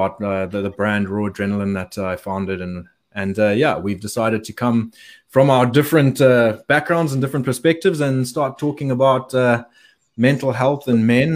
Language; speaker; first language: English; native; English